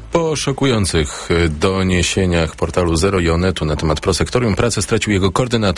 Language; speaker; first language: Polish; native; Polish